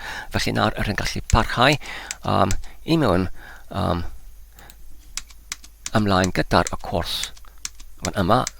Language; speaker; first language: Welsh; non-native, learner; Polish